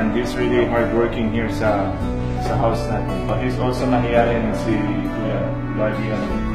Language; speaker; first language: Filipino; non-native, learner; Arabic